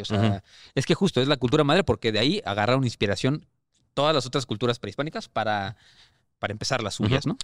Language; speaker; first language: Spanish; native; Spanish